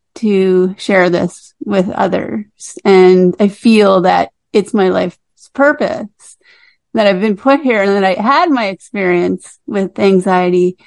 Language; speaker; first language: English; native; English